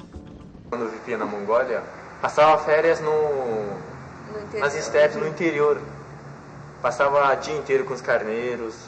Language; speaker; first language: Portuguese; non-native, fluent; Mongolian